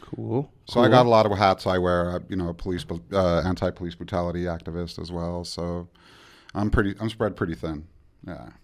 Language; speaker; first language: English; early bilingual, other home language; Spanish